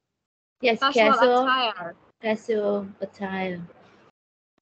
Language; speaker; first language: English; non-native, learner; Thai